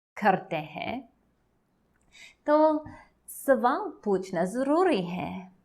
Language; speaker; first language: Hindi; non-native, learner; English